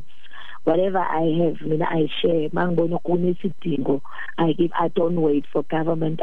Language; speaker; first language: English; non-native, local second language; Xhosa